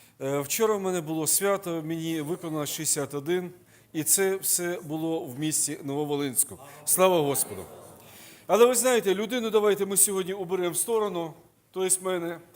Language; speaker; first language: Ukrainian; non-native, local second language; Russian